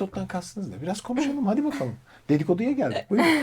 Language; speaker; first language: Turkish; native; Turkish